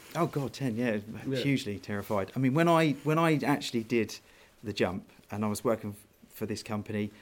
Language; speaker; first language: English; native; English